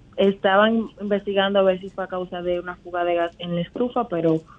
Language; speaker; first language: Spanish; native; Spanish